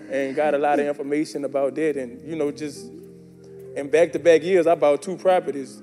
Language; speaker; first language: English; native; English